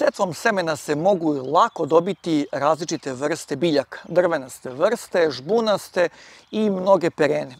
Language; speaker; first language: Croatian; native; Croatian